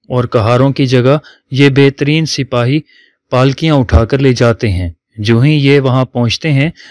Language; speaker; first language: Urdu; native; Urdu